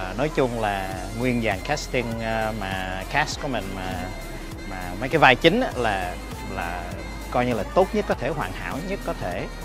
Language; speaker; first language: Vietnamese; early bilingual, heritage; Vietnamese